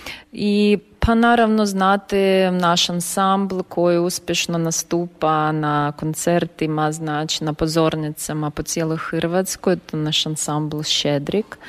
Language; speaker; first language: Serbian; non-native, fluent; Ukrainian